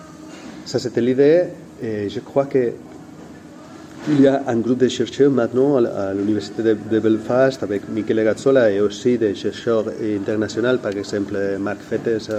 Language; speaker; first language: French; non-native, fluent; Catalan